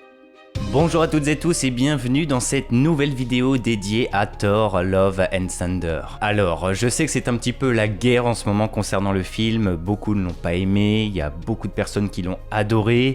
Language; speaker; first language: French; native; French